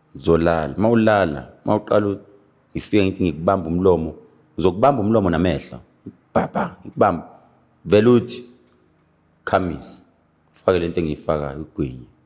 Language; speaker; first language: Zulu; native; Zulu